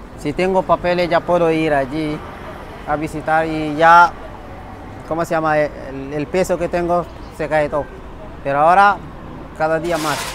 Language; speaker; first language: Spanish; non-native, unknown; Wolof